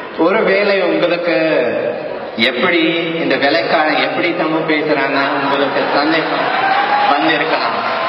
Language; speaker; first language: Tamil; non-native, fluent; English